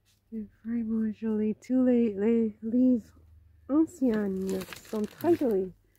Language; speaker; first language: French; non-native, learner; English